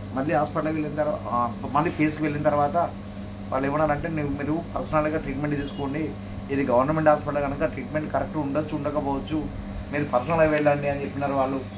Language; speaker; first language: Telugu; native; Telugu